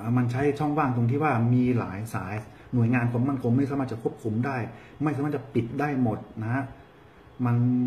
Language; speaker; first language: Thai; early bilingual, heritage; Thai